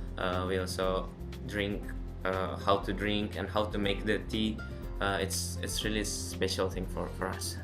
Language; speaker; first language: English; non-native, local second language; Indonesian